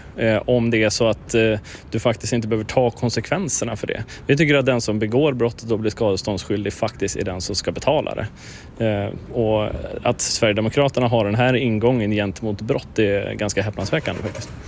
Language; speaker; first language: Swedish; native; Swedish